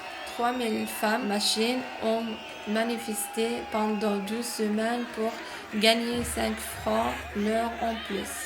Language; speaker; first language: French; non-native, learner; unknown